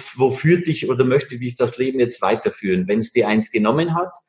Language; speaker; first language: German; native; German